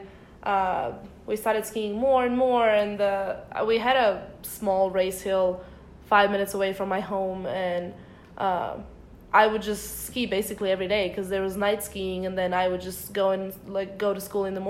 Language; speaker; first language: English; early bilingual, other home language; Bosnian